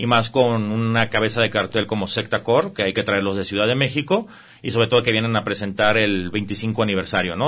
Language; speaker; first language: Spanish; native; Spanish